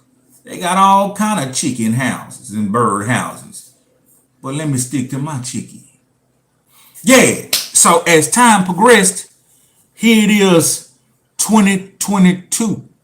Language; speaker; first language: English; native; English